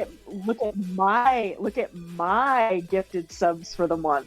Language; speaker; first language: English; native; English